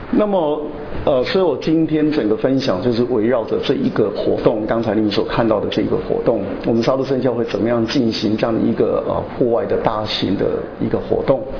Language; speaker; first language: Chinese; native; Chinese